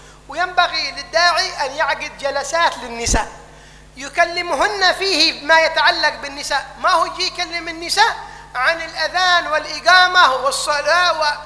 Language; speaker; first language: Arabic; native; Arabic